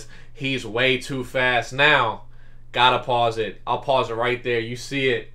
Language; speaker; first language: English; native; English